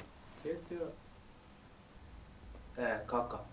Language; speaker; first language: Russian; non-native, learner; Persian